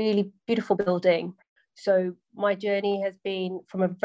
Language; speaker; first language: English; native; English